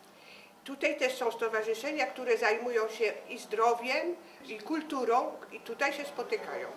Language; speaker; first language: Polish; early bilingual, heritage; French